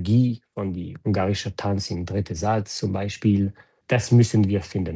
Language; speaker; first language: German; non-native, fluent; French